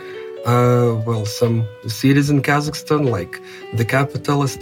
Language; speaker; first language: English; non-native, fluent; Kazakh